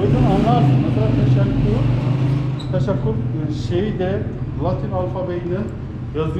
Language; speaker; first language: Turkish; non-native, learner; Persian